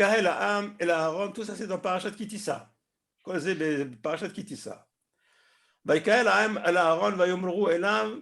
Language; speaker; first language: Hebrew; non-native, fluent; French